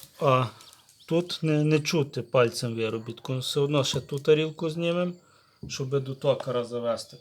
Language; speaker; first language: Ukrainian; native; Ukrainian